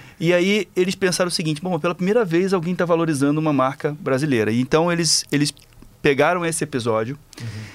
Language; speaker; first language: Portuguese; native; Portuguese